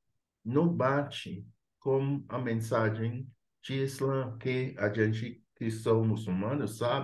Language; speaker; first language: Portuguese; non-native, fluent; English